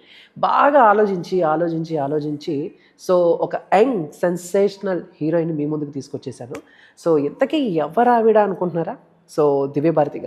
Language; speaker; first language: Telugu; native; Telugu